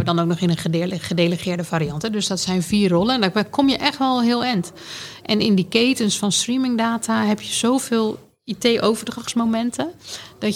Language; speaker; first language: Dutch; native; Dutch